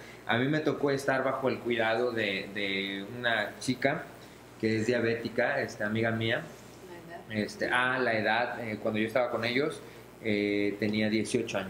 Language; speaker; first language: Spanish; native; Spanish